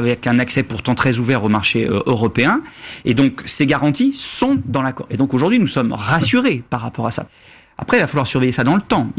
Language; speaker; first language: French; native; French